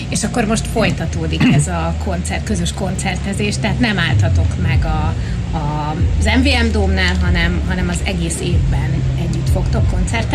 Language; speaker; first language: Hungarian; native; Hungarian